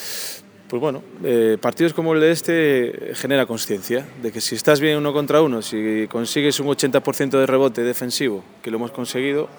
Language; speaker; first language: Spanish; native; Spanish